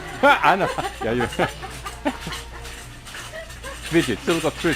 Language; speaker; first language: Polish; non-native, learner; English